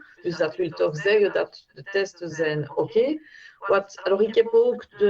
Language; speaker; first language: Dutch; non-native, fluent; French